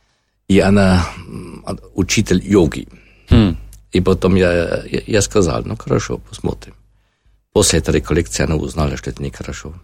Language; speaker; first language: Russian; non-native, learner; German